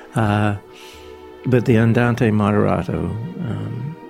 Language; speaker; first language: English; native; English